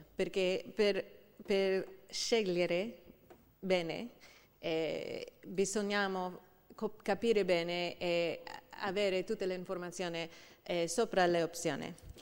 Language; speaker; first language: Italian; non-native, learner; English